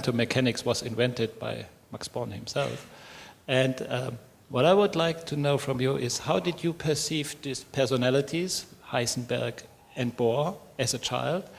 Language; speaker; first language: English; non-native, fluent; German